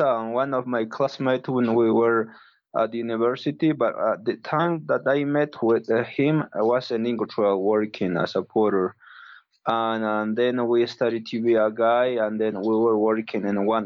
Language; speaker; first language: English; non-native, learner; Spanish